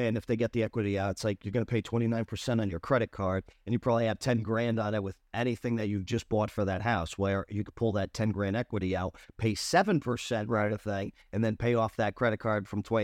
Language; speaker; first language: English; native; English